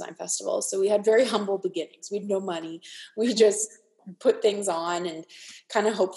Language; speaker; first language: English; native; English